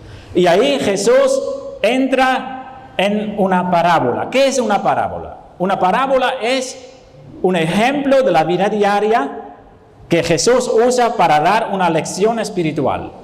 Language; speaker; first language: Spanish; non-native, fluent; Dutch